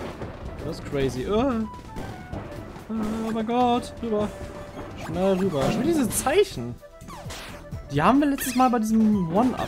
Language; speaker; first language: German; native; German